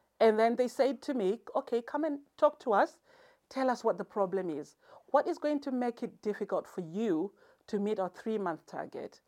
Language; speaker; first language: English; non-native, local second language; Shona